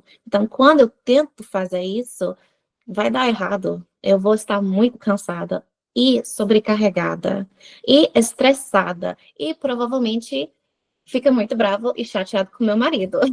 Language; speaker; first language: Portuguese; non-native, fluent; English